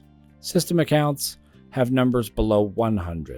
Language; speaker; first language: English; native; English